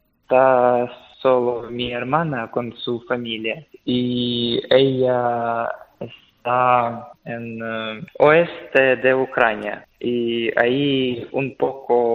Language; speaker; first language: Spanish; non-native, learner; Ukrainian